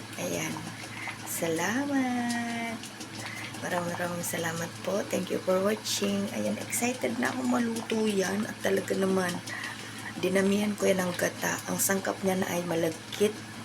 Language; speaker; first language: Filipino; non-native, local second language; Bikol